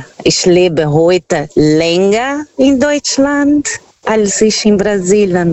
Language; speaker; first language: German; non-native, fluent; Portuguese